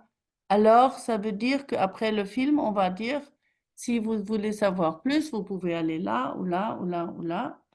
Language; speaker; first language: French; non-native, fluent; German